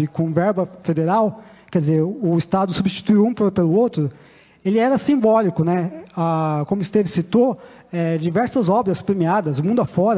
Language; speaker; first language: Portuguese; native; Portuguese